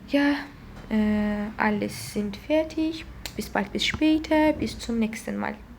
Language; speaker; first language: German; non-native, fluent; Azerbaijani